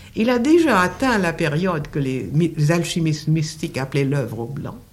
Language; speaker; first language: French; native; French